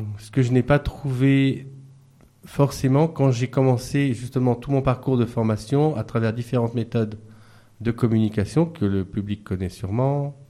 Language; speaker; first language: French; native; French